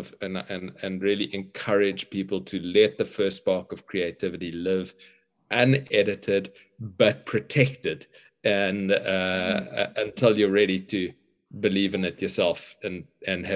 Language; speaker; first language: English; native; English